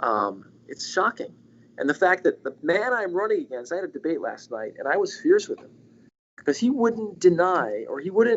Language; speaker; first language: English; native; English